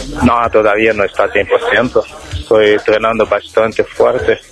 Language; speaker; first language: Spanish; non-native, learner; Portuguese